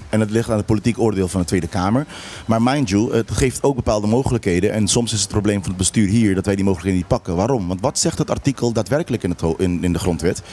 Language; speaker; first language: Dutch; non-native, local second language; Papiamento